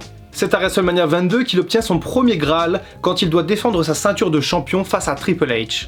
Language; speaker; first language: French; native; French